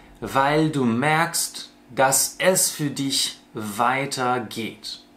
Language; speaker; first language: German; non-native, fluent; Russian